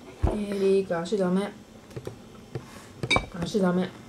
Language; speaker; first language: French; non-native, learner; Japanese